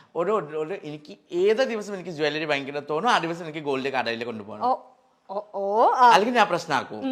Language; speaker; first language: Malayalam; non-native, local second language; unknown